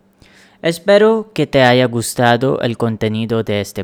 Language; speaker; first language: Spanish; non-native, fluent; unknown